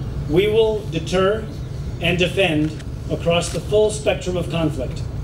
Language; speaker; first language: English; native; English